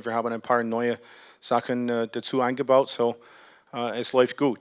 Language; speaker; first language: German; non-native, fluent; English